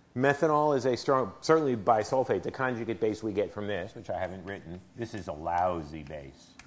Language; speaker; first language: English; native; English